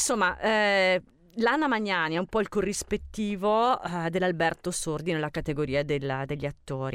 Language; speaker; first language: Italian; native; Italian